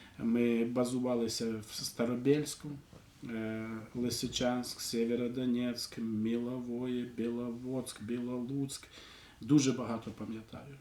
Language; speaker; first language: Ukrainian; non-native, local second language; Russian